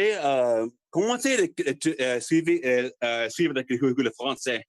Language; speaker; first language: French; non-native, learner; English